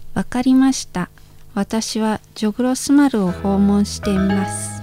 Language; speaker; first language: Japanese; non-native, learner; Indonesian